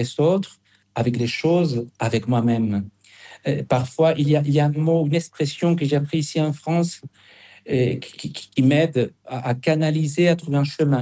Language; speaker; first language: French; non-native, fluent; Spanish